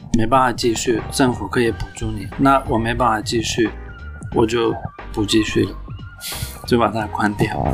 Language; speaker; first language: Chinese; non-native, fluent; Turkish